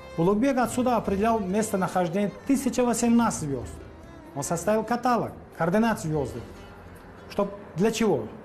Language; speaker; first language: Russian; non-native, local second language; Uzbek